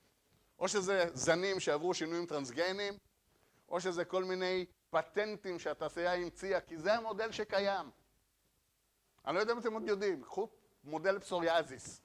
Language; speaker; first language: Hebrew; native; Hebrew